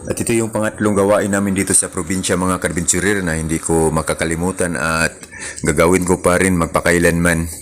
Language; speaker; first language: Filipino; non-native, local second language; Cebuano